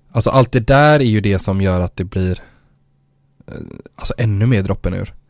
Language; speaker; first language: Swedish; native; Swedish